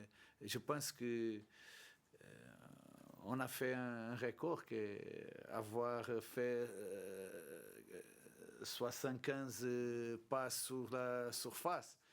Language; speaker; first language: French; non-native, learner; Portuguese